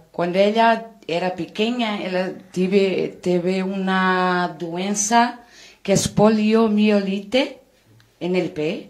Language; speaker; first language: Spanish; non-native, learner; Portuguese